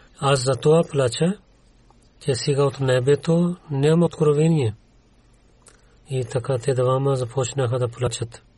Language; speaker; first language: Bulgarian; non-native, learner; Urdu